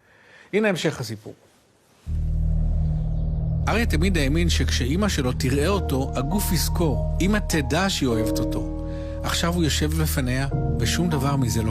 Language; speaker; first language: Hebrew; native; Hebrew